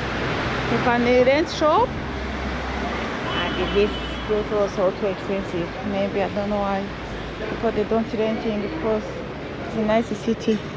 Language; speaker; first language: English; non-native, fluent; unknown